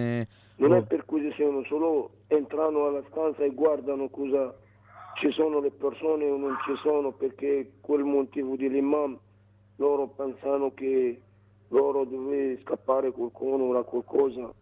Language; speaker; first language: Italian; non-native, learner; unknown